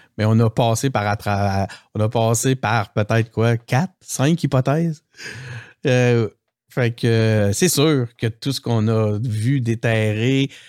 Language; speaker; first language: French; native; French